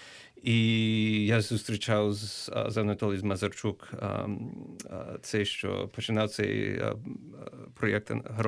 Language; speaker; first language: Ukrainian; early bilingual, heritage; English